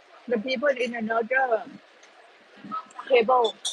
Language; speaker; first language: English; non-native, learner; Thai